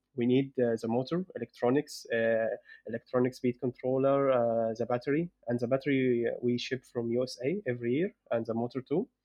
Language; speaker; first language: English; non-native, fluent; Arabic